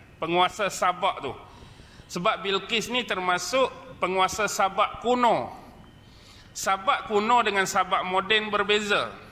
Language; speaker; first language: Malay; native; Malay